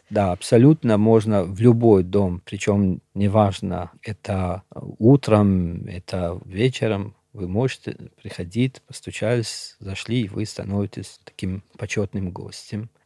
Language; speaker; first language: Russian; non-native, local second language; Shughni